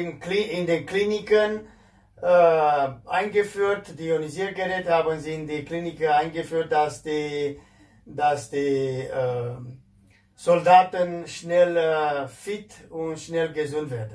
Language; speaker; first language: German; non-native, fluent; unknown